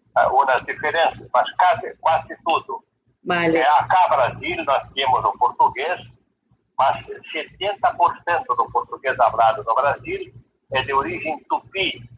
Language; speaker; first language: Spanish; non-native, learner; Portuguese